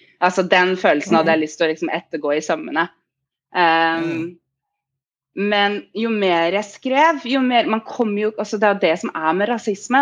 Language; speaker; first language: Norwegian; native; Norwegian